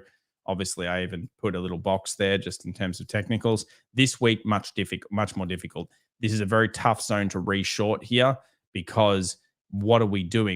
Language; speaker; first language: English; native; English